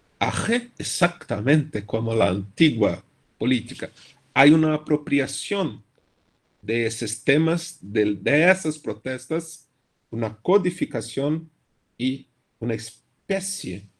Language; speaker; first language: Spanish; non-native, fluent; Portuguese